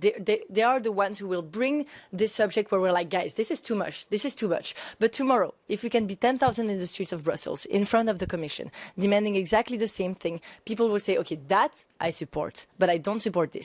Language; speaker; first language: English; non-native, fluent; French